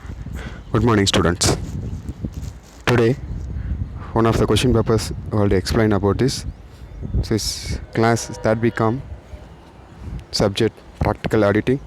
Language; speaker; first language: English; non-native, local second language; Tamil